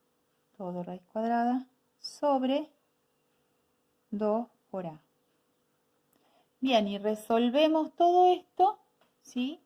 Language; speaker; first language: Spanish; native; Spanish